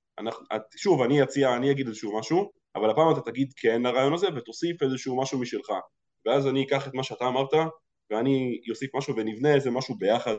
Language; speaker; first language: Hebrew; early bilingual, other home language; Russian